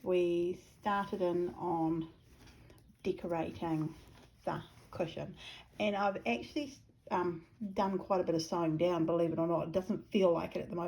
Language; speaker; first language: English; native; English